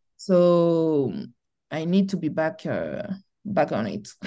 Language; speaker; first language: English; non-native, learner; French